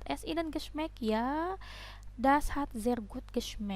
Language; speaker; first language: German; non-native, fluent; Indonesian